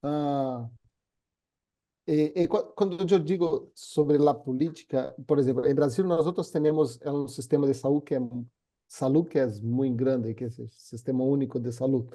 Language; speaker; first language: Spanish; non-native, fluent; Portuguese